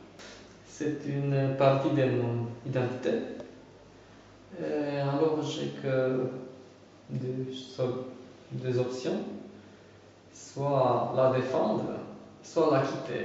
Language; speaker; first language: French; non-native, fluent; Romanian